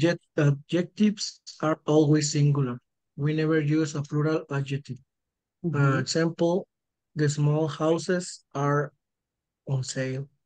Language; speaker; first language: English; non-native, learner; Spanish